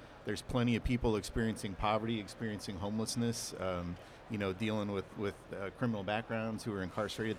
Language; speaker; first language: English; native; English